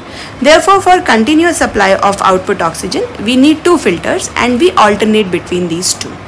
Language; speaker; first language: English; non-native, local second language; Hindi